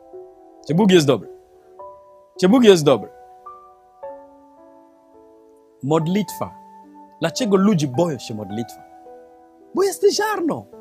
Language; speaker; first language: Polish; non-native, learner; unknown